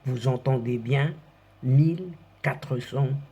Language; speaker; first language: French; non-native, local second language; Arabic